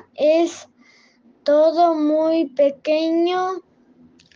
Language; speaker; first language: Spanish; non-native, learner; French